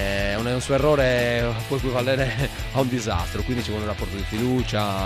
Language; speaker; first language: Italian; native; Italian